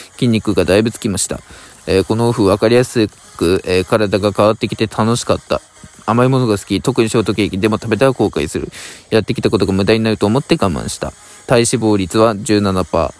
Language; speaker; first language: Japanese; native; Japanese